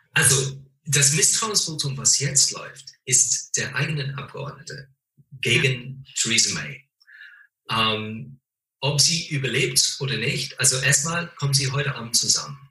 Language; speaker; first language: German; non-native, fluent; English